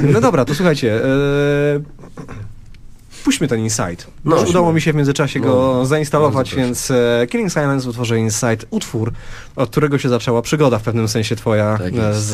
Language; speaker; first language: Polish; native; Polish